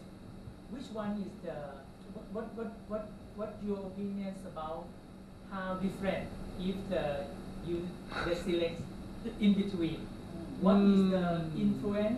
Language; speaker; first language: English; non-native, learner; Thai